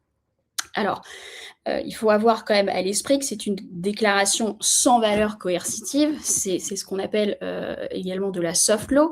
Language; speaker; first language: French; native; French